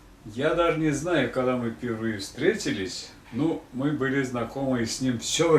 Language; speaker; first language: Russian; non-native, local second language; Tatar